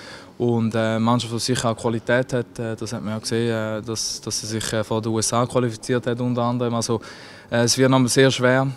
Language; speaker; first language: German; native; German